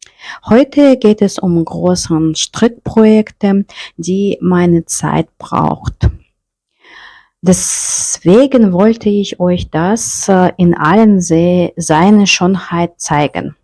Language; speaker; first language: German; non-native, fluent; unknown